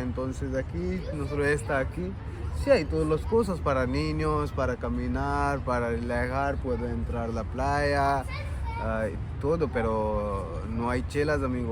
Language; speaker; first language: Spanish; non-native, learner; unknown